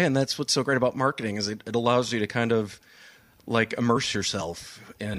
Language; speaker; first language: English; native; English